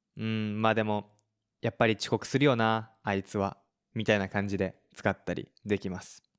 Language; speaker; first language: Japanese; native; Japanese